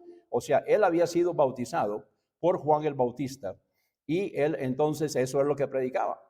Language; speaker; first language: Spanish; native; Spanish